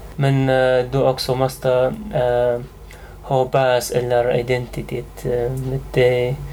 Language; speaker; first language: Swedish; non-native, learner; Arabic